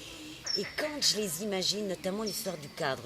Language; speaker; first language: French; native; French